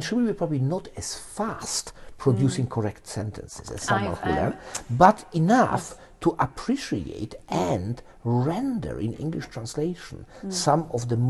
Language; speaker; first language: English; non-native, fluent; Polish